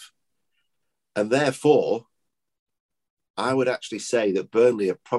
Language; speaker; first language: English; native; English